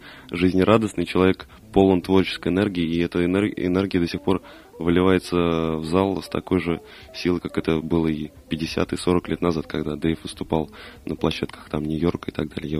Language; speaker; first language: Russian; native; Russian